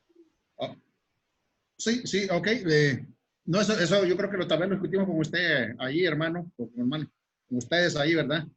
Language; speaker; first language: Spanish; native; Spanish